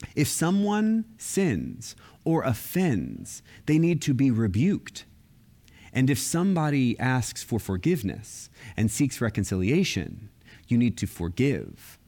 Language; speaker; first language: English; native; English